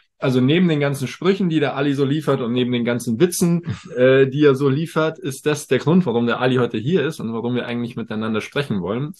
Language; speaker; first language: German; native; German